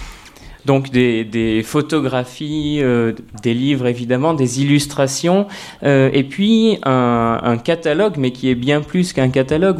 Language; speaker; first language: French; native; French